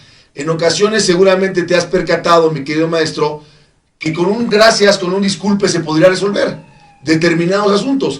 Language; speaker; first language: Spanish; native; Spanish